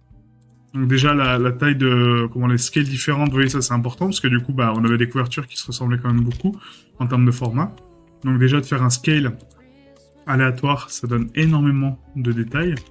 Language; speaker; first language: French; native; French